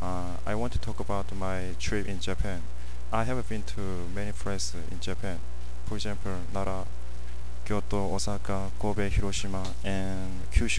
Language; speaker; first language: English; non-native, learner; Korean